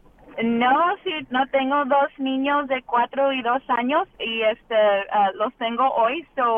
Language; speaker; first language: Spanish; early bilingual, heritage; English